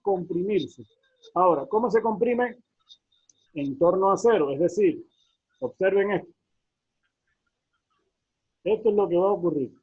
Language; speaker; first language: Spanish; native; Spanish